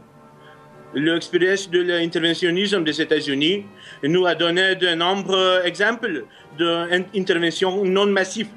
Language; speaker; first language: French; non-native, fluent; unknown